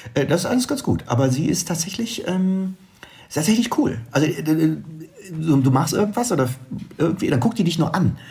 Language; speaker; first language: German; native; German